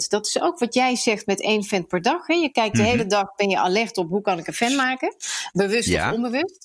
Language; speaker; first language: Dutch; native; Dutch